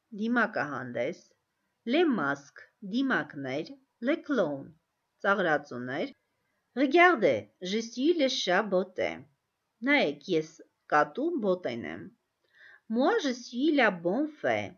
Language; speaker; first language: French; non-native, fluent; Armenian